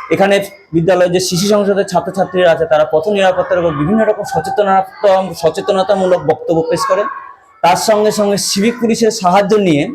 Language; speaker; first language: Bangla; native; Bangla